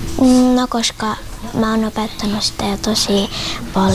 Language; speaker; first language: Finnish; early bilingual, other home language; Russian